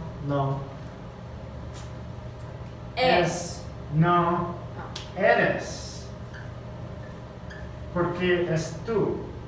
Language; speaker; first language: Spanish; non-native, learner; English